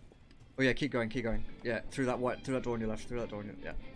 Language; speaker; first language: English; native; English